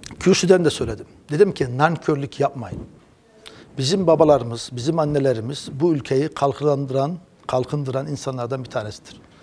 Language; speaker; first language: Turkish; early bilingual, heritage; Turkish